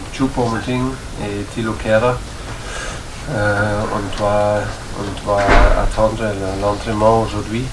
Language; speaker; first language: French; non-native, fluent; German